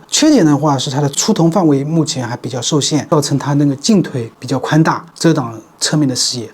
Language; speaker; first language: Chinese; native; Chinese